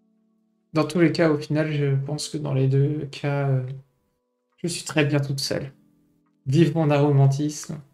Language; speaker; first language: French; native; French